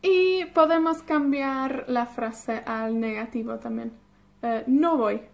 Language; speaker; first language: Spanish; non-native, fluent; Welsh